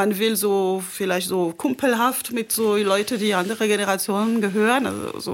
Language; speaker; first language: German; non-native, fluent; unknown